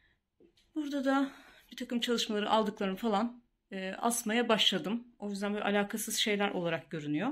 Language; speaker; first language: Turkish; native; Turkish